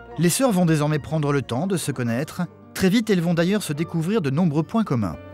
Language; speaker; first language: French; native; French